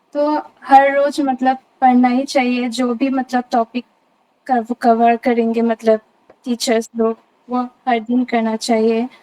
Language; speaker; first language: Hindi; non-native, local second language; Assamese